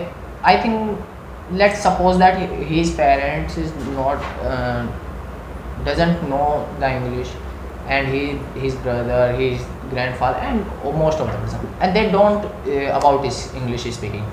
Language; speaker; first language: English; non-native, learner; Hindi